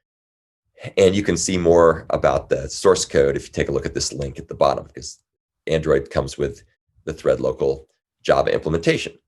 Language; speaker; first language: English; native; English